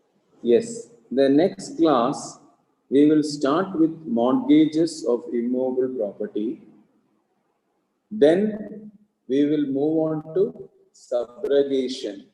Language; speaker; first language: English; non-native, local second language; Malayalam